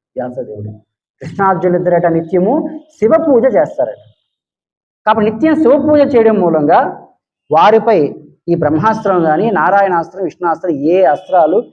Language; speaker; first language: Telugu; native; Telugu